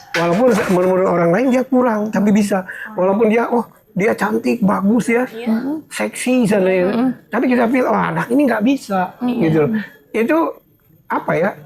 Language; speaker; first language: Indonesian; native; Indonesian